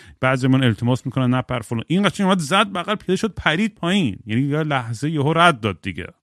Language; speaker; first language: Persian; native; Persian